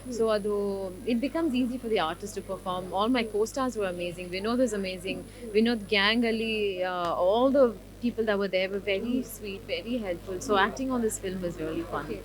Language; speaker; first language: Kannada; non-native, learner; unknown